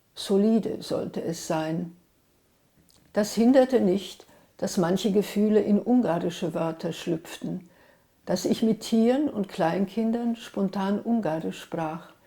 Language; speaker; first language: German; early bilingual, other home language; Hungarian